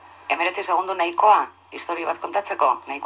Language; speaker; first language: Basque; native; Basque